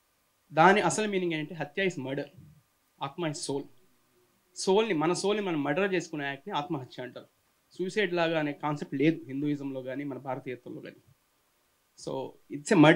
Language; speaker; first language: Telugu; native; Telugu